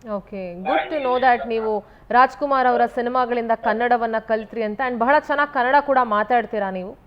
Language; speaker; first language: Kannada; native; Kannada